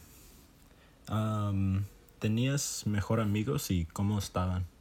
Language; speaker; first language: Spanish; early bilingual, heritage; Spanish